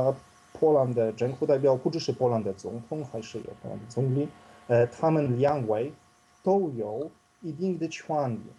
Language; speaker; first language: Chinese; non-native, fluent; Polish